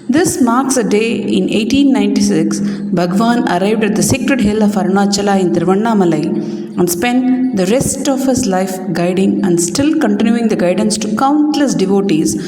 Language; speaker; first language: English; non-native, local second language; Tamil